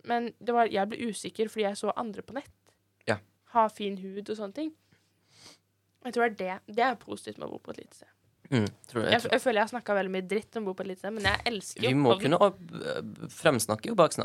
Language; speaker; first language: Norwegian; native; Norwegian